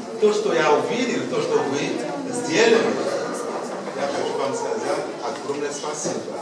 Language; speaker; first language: Russian; non-native, fluent; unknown